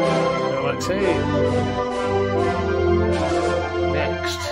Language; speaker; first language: English; native; English